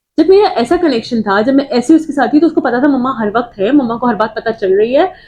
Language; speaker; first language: Urdu; native; Urdu